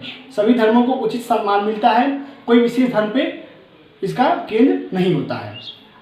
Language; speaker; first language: Hindi; native; Hindi